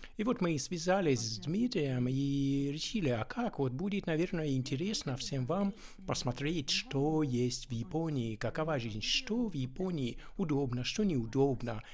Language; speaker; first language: Russian; non-native, fluent; Japanese